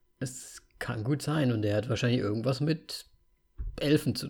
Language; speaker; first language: German; native; German